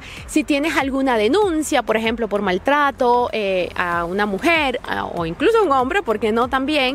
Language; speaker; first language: Spanish; native; Spanish